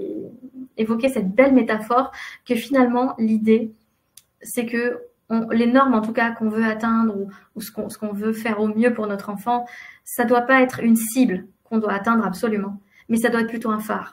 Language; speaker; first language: French; native; French